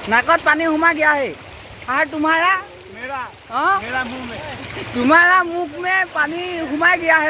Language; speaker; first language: Hindi; non-native, local second language; Assamese